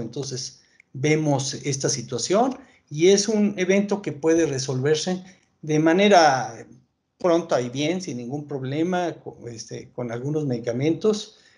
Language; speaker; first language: Spanish; native; Spanish